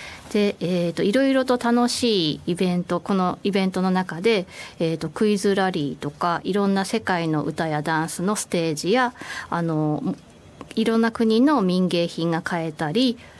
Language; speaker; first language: Japanese; native; Japanese